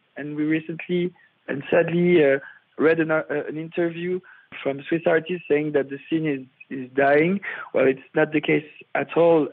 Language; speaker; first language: English; non-native, fluent; French